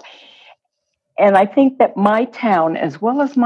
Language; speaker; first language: English; non-native, fluent; Spanish